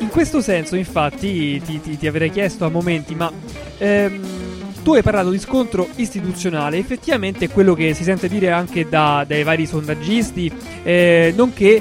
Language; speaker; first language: Italian; native; Italian